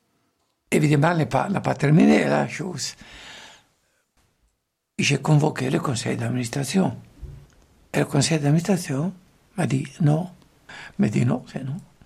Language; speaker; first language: French; non-native, fluent; Italian